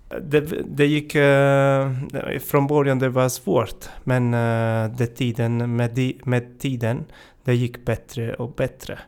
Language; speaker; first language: Swedish; non-native, learner; Italian